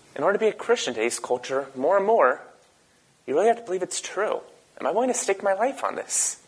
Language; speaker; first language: English; native; English